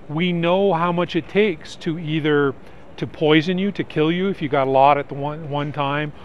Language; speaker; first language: English; native; English